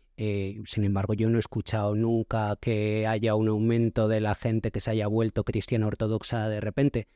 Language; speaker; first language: Spanish; native; Spanish